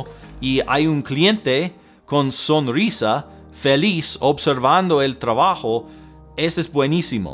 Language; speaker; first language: Spanish; non-native, fluent; English